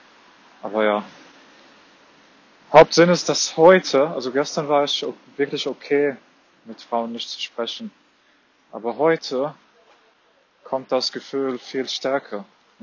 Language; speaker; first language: German; non-native, fluent; Arabic